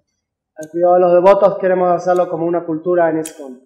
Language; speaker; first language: Spanish; native; Spanish